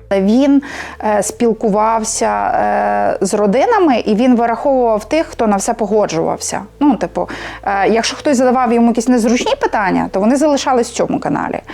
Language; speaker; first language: Ukrainian; native; Ukrainian